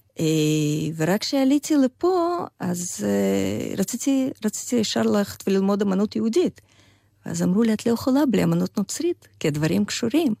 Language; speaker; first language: Hebrew; non-native, fluent; Russian